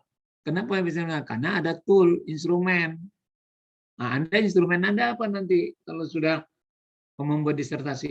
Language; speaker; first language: Indonesian; native; Indonesian